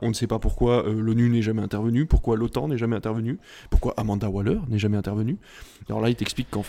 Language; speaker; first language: French; native; French